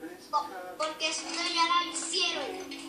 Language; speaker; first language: Spanish; early bilingual, heritage; Spanish